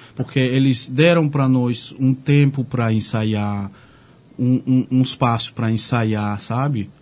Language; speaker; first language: Portuguese; non-native, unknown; Georgian